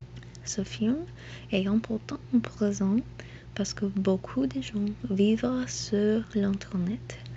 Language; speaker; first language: French; non-native, learner; English